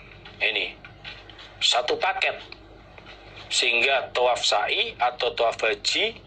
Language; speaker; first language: Indonesian; non-native, local second language; Javanese